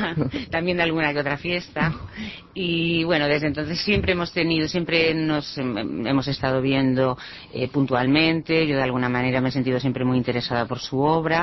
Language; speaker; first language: Spanish; early bilingual, heritage; Spanish